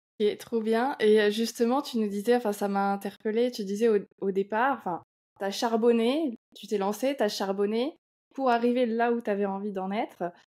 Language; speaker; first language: French; native; French